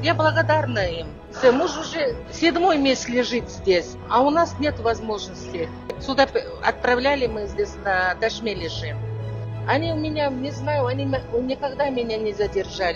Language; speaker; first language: Russian; non-native, local second language; Kazakh